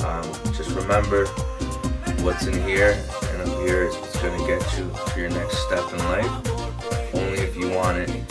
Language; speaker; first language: English; early bilingual, other home language; Spanish